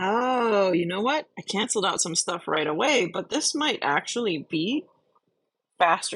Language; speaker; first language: English; native; English